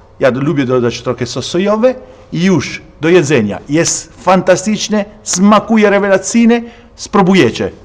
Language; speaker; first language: Polish; non-native, learner; Italian